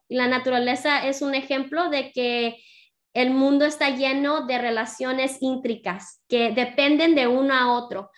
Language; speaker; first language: Spanish; early bilingual, heritage; Spanish